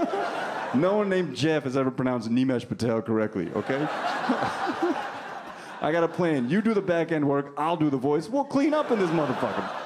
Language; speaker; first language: English; native; English